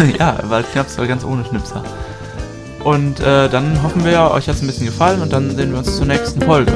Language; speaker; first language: German; native; German